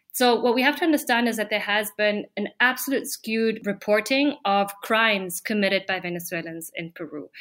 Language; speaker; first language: English; non-native, fluent; German